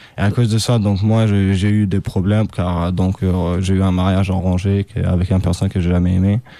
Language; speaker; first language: French; non-native, fluent; Albanian